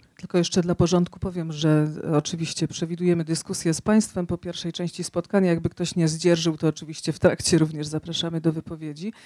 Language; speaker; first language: Polish; native; Polish